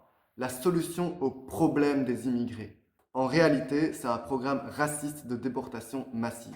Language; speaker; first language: French; native; French